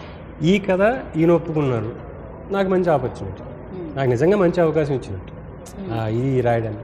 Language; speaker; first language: Telugu; native; Telugu